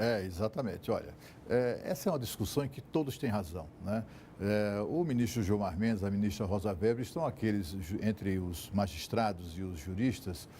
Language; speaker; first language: Portuguese; native; Portuguese